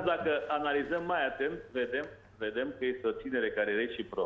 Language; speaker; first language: Romanian; native; Romanian